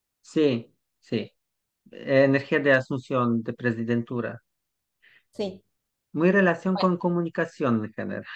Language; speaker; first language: Spanish; non-native, learner; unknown